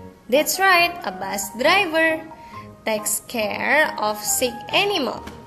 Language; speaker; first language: English; non-native, fluent; Indonesian